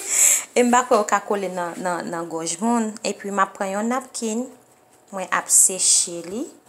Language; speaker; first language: French; non-native, learner; Haitian Creole